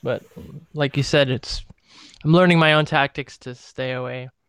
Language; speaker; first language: English; native; English